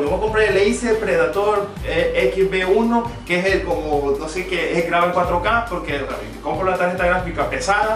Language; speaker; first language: Spanish; early bilingual, other home language; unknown